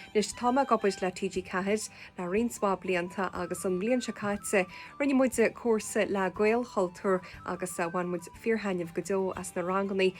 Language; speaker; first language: Irish; native; Irish